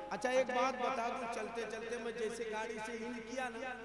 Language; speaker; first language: Hindi; native; Hindi